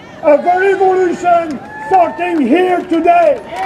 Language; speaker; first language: English; non-native, fluent; French